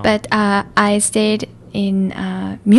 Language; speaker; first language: English; non-native, learner; Japanese